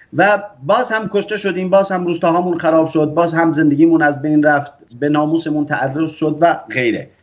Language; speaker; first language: Persian; non-native, local second language; Kurdish